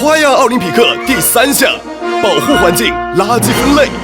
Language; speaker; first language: Chinese; native; Chinese